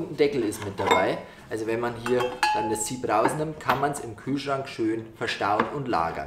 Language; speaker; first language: German; native; German